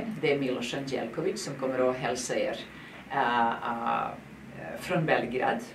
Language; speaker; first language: Swedish; non-native, fluent; Serbian